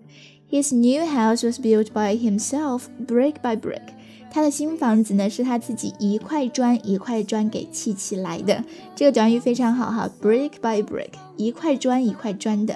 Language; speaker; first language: Chinese; native; Chinese